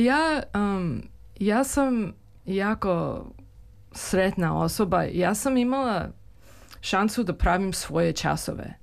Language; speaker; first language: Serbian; early bilingual, heritage; Serbian